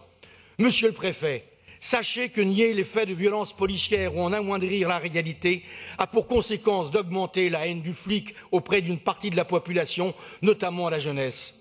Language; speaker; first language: French; native; French